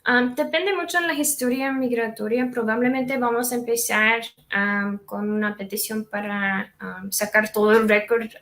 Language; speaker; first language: Spanish; non-native, fluent; English